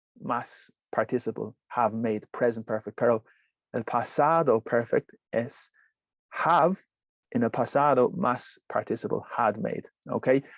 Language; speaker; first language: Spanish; non-native, learner; English